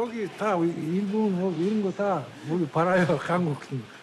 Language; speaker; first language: Korean; non-native, learner; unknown